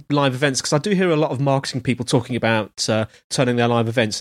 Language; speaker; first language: English; native; English